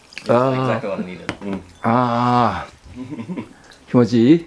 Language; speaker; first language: Japanese; native; Japanese